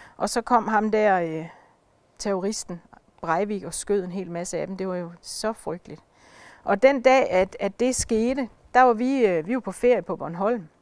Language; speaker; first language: Danish; native; Danish